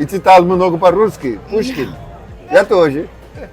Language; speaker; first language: Russian; non-native, fluent; English